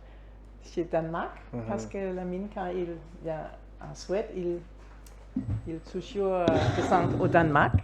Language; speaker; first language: French; non-native, fluent; Danish